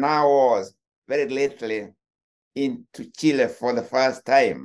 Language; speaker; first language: English; non-native, local second language; Kikuyu